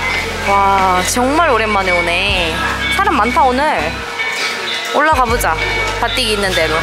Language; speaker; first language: Korean; native; Korean